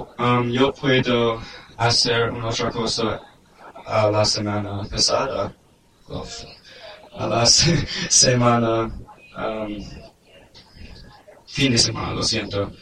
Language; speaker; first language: Spanish; non-native, learner; English